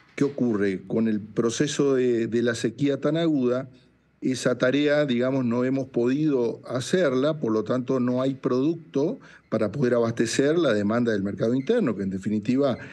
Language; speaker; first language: Spanish; native; Spanish